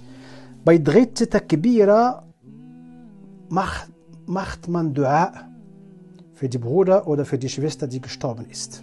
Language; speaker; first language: German; non-native, learner; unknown